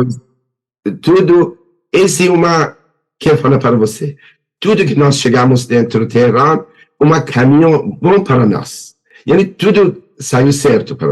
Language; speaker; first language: Portuguese; non-native, learner; Persian